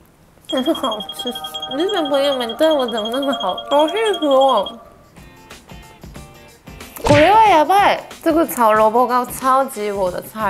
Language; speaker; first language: Chinese; non-native, fluent; Japanese